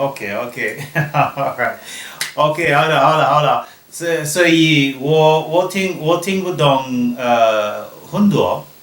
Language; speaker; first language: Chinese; non-native, learner; English